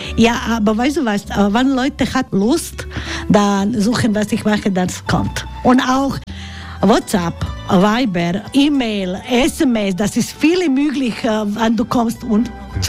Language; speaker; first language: German; non-native, learner; Croatian